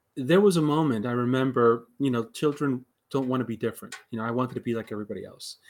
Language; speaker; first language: English; early bilingual, other home language; Spanish